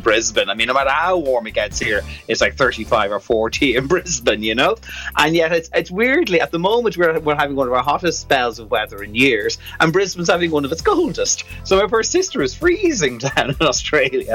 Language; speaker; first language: English; non-native, local second language; Irish